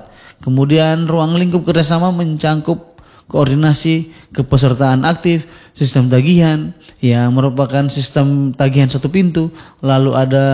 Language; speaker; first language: Indonesian; non-native, local second language; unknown